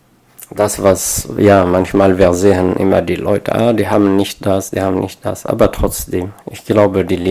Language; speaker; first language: German; non-native, fluent; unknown